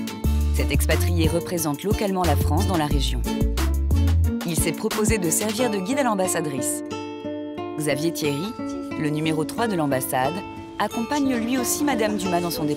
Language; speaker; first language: French; native; French